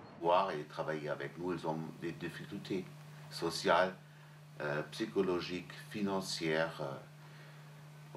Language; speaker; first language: French; non-native, fluent; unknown